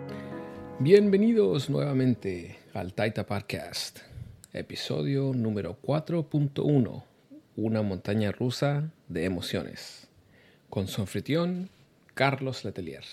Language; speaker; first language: Spanish; early bilingual, heritage; Spanish